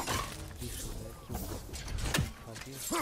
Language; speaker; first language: Portuguese; native; Portuguese